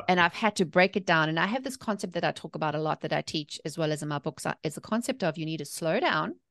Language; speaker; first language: English; native; English